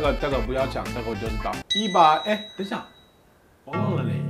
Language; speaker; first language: Chinese; non-native, fluent; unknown